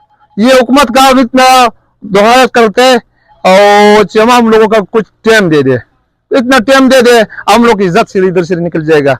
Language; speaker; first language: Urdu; non-native, learner; Pashto